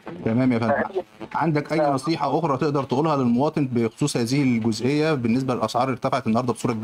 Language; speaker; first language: Arabic; native; Arabic